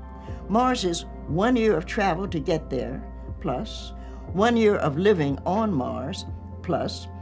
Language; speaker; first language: English; native; English